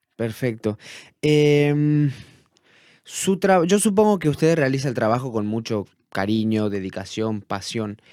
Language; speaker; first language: Spanish; native; Spanish